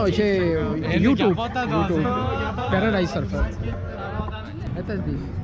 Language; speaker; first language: Russian; non-native, learner; Urdu